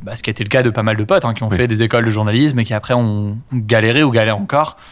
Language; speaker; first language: French; native; French